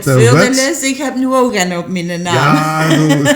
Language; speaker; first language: Dutch; native; Dutch